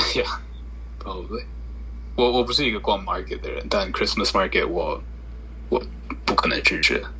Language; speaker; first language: Chinese; early bilingual, heritage; Chinese